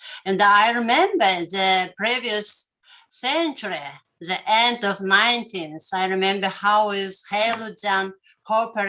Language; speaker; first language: English; non-native, learner; Russian